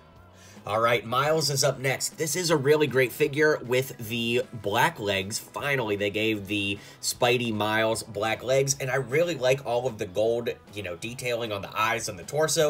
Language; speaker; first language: English; native; English